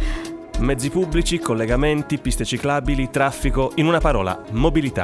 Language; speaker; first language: Italian; native; Italian